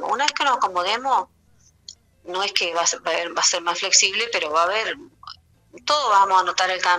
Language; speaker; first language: Spanish; native; Spanish